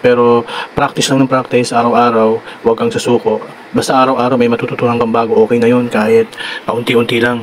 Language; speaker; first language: Filipino; native; Filipino